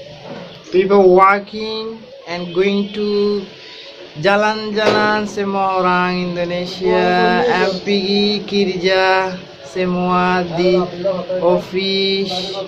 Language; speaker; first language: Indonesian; non-native, learner; Bangla